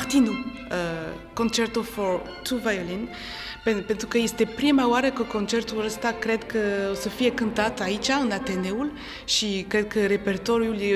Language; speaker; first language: Romanian; early bilingual, heritage; Romanian